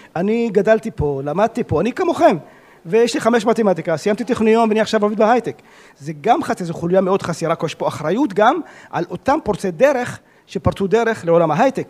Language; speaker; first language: Hebrew; non-native, local second language; Arabic